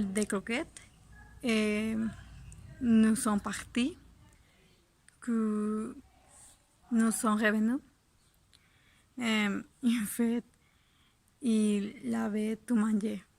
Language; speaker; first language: French; non-native, learner; Spanish